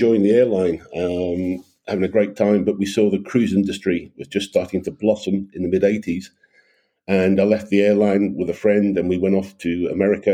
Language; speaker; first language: English; native; English